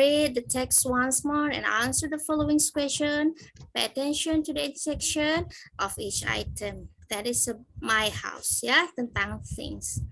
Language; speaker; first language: English; non-native, fluent; Indonesian